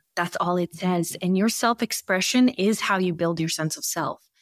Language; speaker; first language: English; early bilingual, other home language; Bosnian